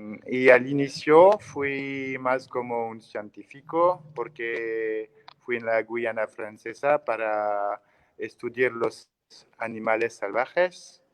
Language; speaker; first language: Spanish; non-native, learner; French